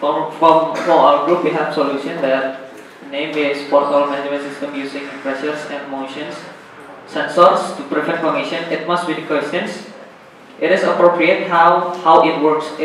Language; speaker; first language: English; non-native, learner; Indonesian